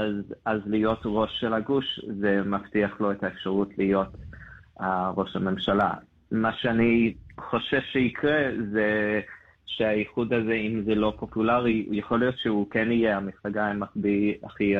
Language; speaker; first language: Hebrew; non-native, fluent; English